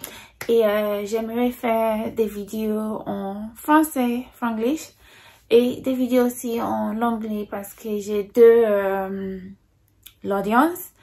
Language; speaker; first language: French; non-native, fluent; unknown